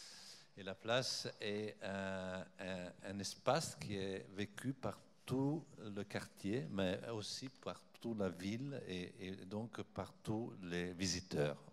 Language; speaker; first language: French; non-native, fluent; Italian